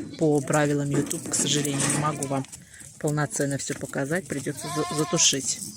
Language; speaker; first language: Russian; native; Russian